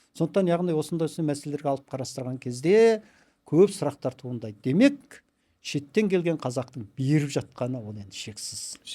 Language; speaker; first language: Kazakh; early bilingual, heritage; Kazakh